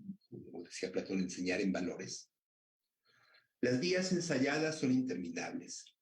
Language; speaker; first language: Spanish; native; Spanish